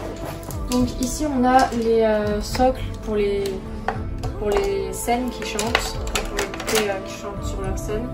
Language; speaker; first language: French; native; French